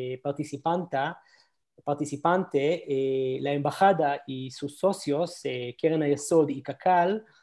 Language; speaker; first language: Spanish; non-native, learner; Hebrew